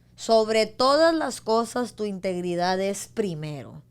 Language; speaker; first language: Spanish; early bilingual, heritage; Spanish